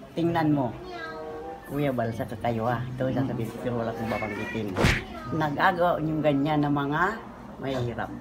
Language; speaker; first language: Filipino; native; Filipino